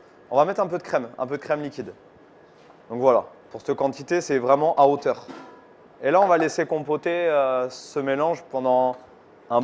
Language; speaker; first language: French; native; French